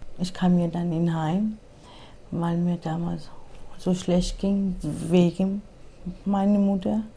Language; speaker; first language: German; early bilingual, other home language; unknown